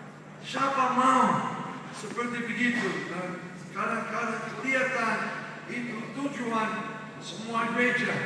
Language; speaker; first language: Indonesian; non-native, fluent; English